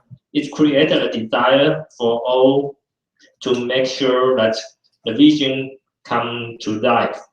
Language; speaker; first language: English; non-native, fluent; Chinese